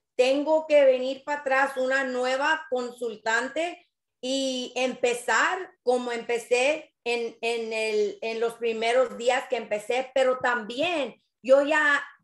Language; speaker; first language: Spanish; early bilingual, other home language; English